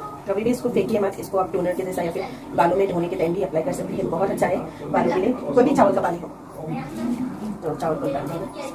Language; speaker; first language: Hindi; native; Hindi